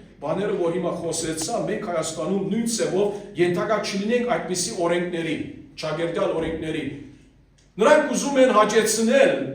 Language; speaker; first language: Armenian; early bilingual, heritage; Armenian